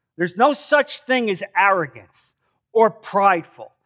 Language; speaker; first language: English; native; English